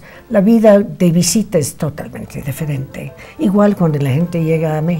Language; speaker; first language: Spanish; non-native, fluent; English